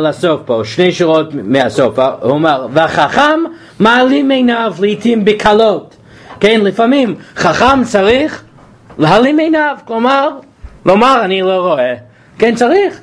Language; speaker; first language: Hebrew; non-native, fluent; English